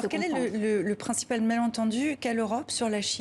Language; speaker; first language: French; native; French